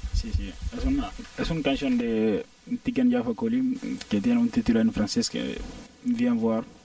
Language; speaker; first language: Spanish; non-native, learner; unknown